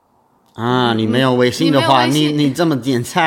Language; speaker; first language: Chinese; non-native, learner; English